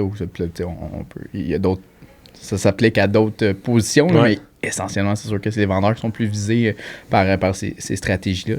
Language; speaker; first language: French; native; French